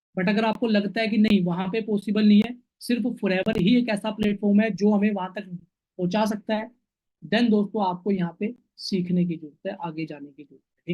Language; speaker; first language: Hindi; native; Hindi